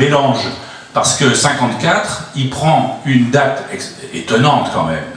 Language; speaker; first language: French; native; French